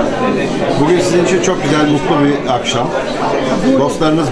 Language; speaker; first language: Turkish; native; Turkish